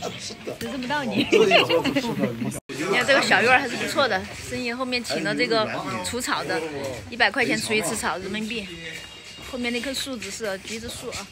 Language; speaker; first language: Chinese; native; Chinese